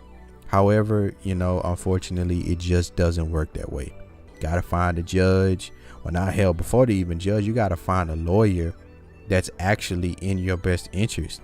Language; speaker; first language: English; native; English